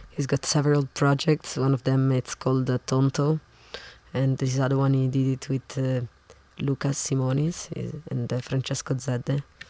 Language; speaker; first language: English; non-native, fluent; Italian